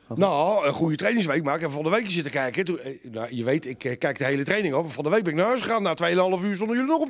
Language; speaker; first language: Dutch; native; Dutch